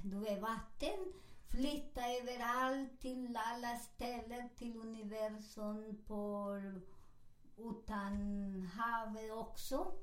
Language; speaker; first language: Swedish; non-native, learner; Spanish